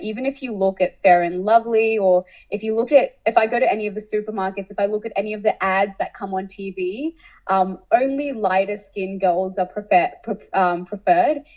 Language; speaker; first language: English; early bilingual, other home language; Hindi